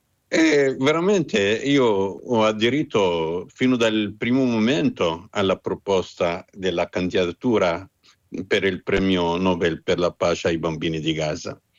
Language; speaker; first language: Italian; non-native, fluent; Arabic